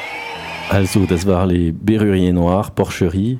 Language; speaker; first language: German; non-native, learner; French